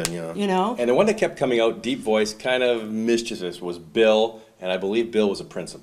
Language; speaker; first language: English; native; English